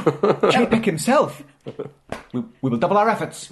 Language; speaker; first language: English; native; English